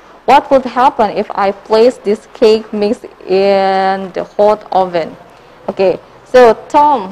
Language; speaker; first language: English; non-native, learner; Indonesian